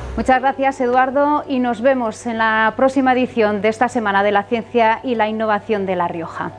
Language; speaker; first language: Spanish; native; Spanish